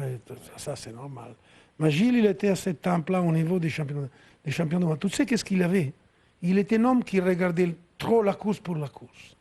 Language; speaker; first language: French; non-native, fluent; Italian